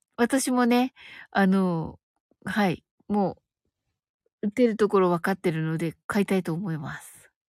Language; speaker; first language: Japanese; native; Japanese